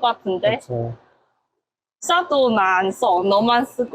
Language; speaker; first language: Korean; non-native, learner; Chinese